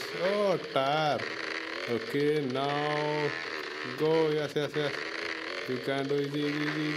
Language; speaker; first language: English; non-native, learner; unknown